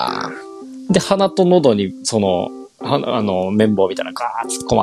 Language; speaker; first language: Japanese; native; Japanese